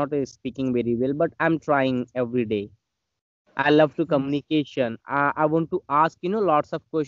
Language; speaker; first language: English; non-native, learner; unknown